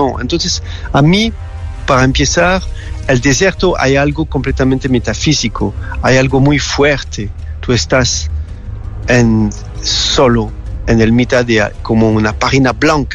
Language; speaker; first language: Spanish; non-native, fluent; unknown